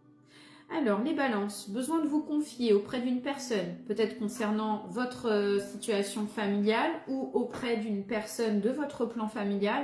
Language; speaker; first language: French; native; French